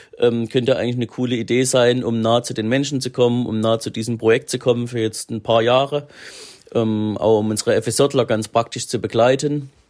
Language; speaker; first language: German; native; German